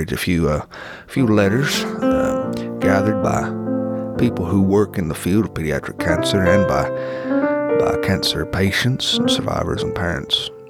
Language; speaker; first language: English; native; English